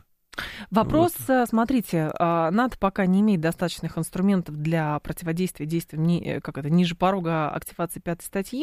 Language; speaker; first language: Russian; native; Russian